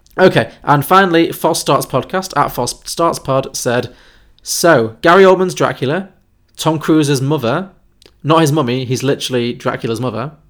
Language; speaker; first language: English; native; English